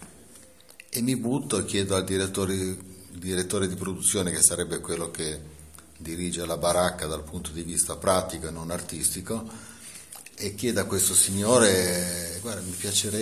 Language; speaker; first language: Italian; native; Italian